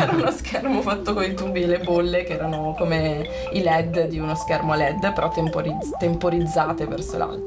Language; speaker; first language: Italian; native; Italian